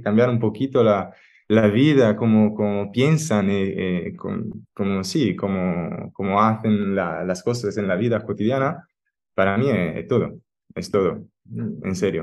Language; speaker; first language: Spanish; non-native, learner; Italian